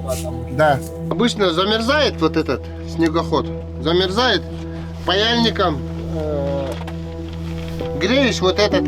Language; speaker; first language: Russian; non-native, local second language; Yakut